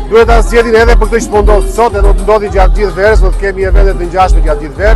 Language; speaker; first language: Albanian; native; Albanian